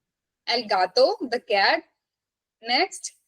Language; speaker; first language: Spanish; non-native, fluent; Hindi